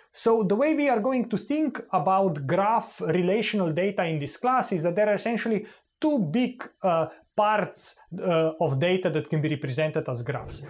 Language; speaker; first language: English; non-native, fluent; Slovenian